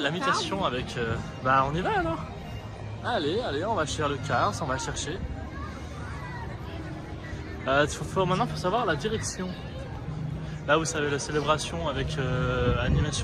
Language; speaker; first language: French; native; French